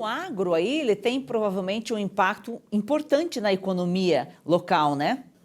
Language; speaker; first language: Portuguese; native; Portuguese